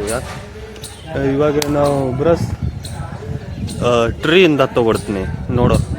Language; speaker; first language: Kannada; non-native, local second language; Hindi